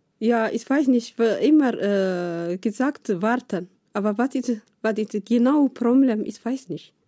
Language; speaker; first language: German; non-native, learner; Tigrinya